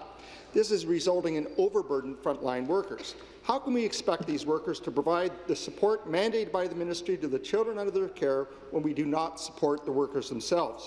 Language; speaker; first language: English; native; English